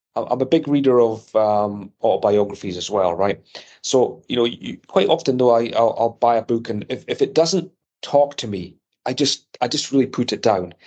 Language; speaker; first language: English; native; English